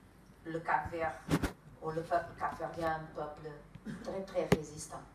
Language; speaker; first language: French; non-native, fluent; Kabuverdianu